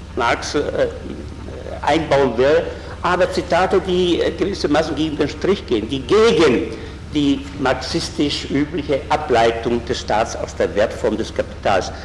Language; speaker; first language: German; non-native, fluent; Italian